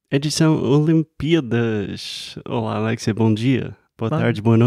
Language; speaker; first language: Portuguese; non-native, fluent; English